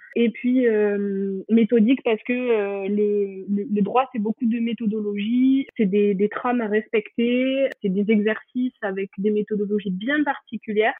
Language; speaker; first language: French; native; French